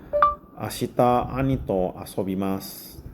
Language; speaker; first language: Japanese; non-native, learner; Cantonese